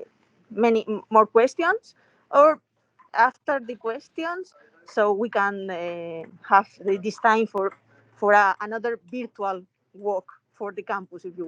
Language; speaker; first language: English; non-native, fluent; Spanish